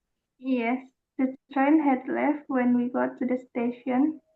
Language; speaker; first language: English; non-native, learner; Indonesian